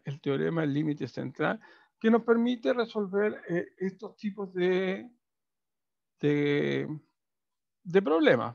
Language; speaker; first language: Spanish; native; Spanish